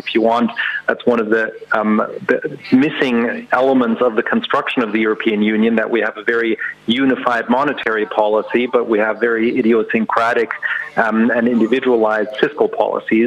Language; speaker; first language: English; non-native, fluent; German